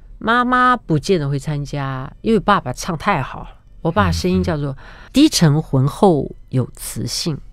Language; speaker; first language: Chinese; native; Chinese